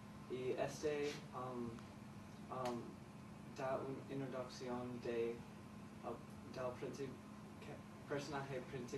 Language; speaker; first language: Spanish; non-native, learner; English